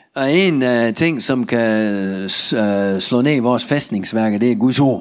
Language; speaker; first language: Danish; non-native, learner; Russian